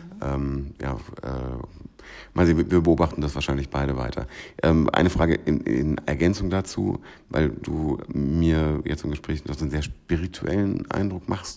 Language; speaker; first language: German; native; German